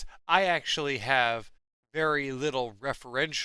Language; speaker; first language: English; native; English